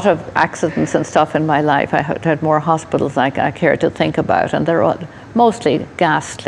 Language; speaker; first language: English; native; English